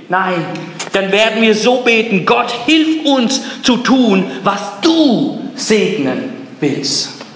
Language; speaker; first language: German; non-native, fluent; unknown